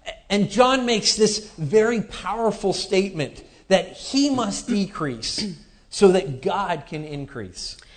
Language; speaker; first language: English; native; English